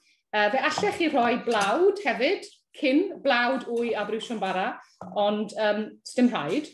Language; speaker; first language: Welsh; native; Welsh